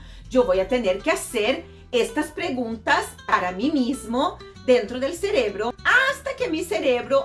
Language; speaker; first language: Spanish; non-native, fluent; Portuguese